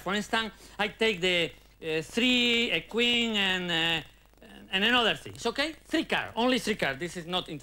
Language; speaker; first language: English; non-native, learner; Spanish